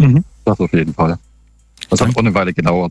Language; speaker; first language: German; native; German